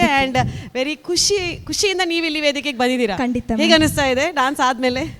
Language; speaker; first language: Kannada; non-native, local second language; Tulu